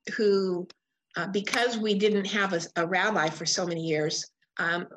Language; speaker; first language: English; native; English